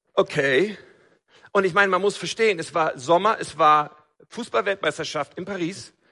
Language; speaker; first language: German; native; German